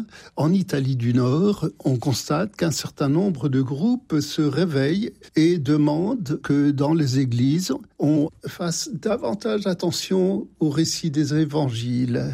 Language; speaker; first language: French; native; French